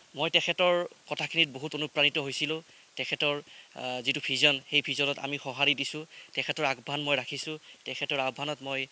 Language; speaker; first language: Assamese; native; Assamese